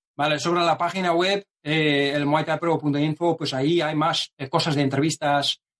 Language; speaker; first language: Spanish; non-native, fluent; Dutch